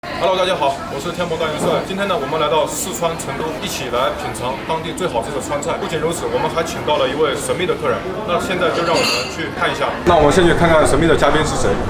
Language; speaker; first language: Chinese; native; Chinese